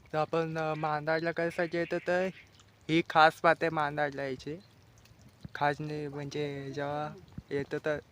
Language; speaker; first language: Marathi; native; Marathi